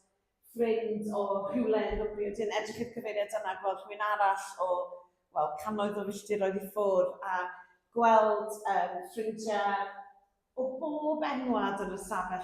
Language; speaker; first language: Welsh; native; Welsh